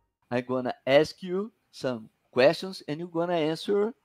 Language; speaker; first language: English; non-native, fluent; Portuguese